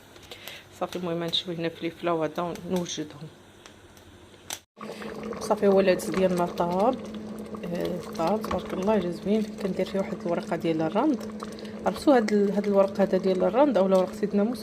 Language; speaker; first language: Arabic; native; Arabic